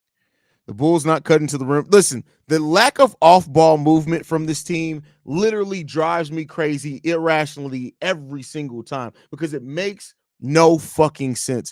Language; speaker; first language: English; native; English